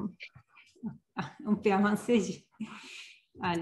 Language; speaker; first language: French; non-native, fluent; Spanish